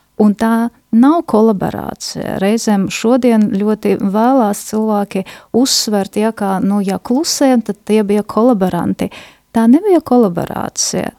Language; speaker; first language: Latvian; non-native, local second language; Russian